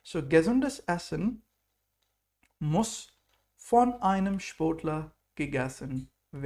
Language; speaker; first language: German; non-native, fluent; English